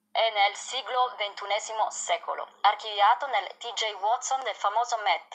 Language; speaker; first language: Spanish; non-native, learner; Italian